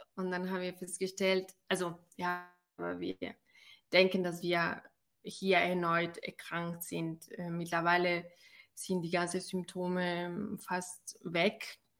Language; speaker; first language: German; non-native, fluent; Spanish